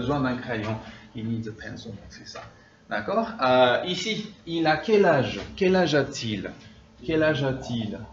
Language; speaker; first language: French; non-native, fluent; English